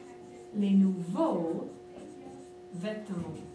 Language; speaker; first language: French; non-native, fluent; English